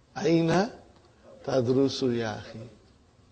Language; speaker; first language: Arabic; non-native, fluent; Urdu